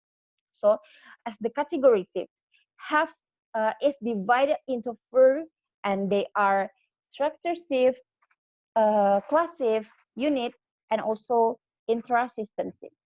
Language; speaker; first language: English; non-native, learner; Indonesian